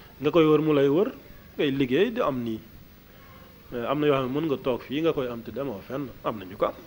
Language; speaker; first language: Wolof; non-native, local second language; Fula